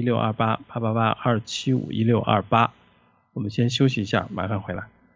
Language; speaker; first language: Chinese; native; Chinese